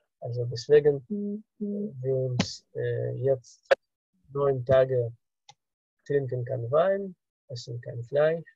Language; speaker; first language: German; non-native, fluent; Russian